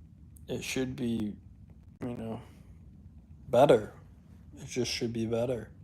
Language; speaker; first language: English; native; English